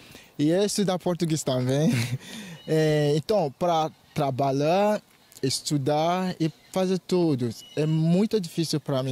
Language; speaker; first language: Portuguese; non-native, learner; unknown